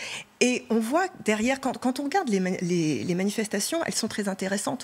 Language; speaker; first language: French; native; French